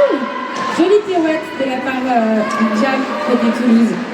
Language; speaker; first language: French; native; French